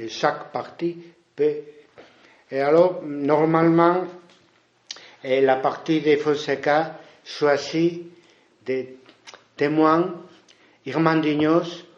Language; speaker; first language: French; non-native, fluent; Spanish